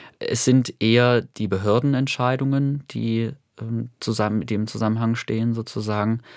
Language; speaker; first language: German; native; German